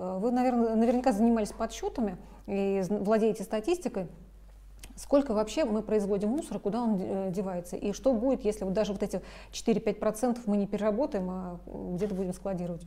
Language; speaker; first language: Russian; native; Russian